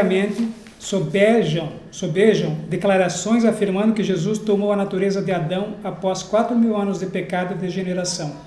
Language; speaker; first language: Portuguese; native; Portuguese